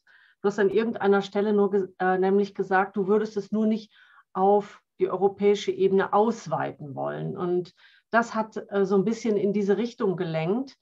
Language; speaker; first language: German; native; German